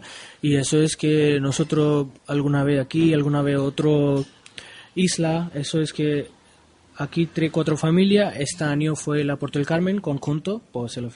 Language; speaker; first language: Spanish; non-native, learner; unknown